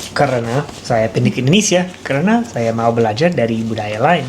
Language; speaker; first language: Indonesian; non-native, fluent; English